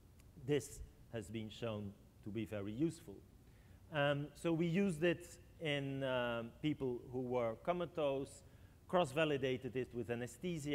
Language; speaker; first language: English; non-native, fluent; French